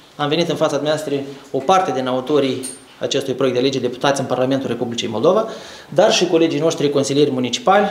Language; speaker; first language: Romanian; native; Romanian